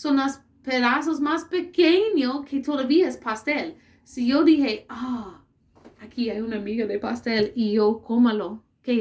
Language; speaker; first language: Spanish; non-native, learner; English